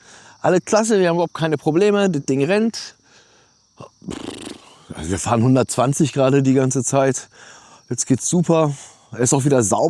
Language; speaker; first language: German; native; German